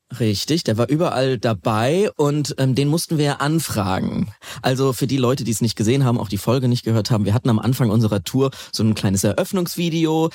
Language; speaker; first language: German; native; German